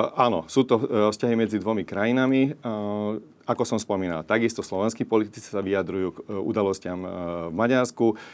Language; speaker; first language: Slovak; non-native, local second language; Hungarian